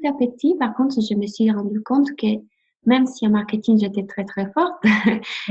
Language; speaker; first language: French; non-native, fluent; Italian